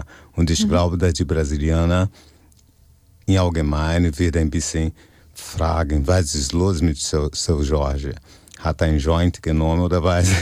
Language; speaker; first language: German; non-native, fluent; Portuguese